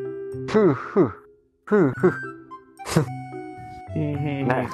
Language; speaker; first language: Japanese; native; Japanese